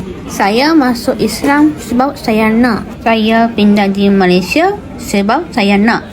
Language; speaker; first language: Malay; non-native, fluent; Japanese